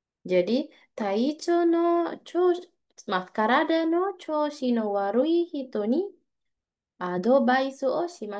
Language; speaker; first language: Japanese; non-native, fluent; Indonesian